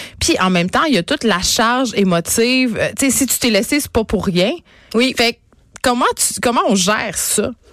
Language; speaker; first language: French; native; French